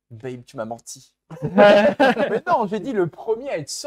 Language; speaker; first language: French; native; French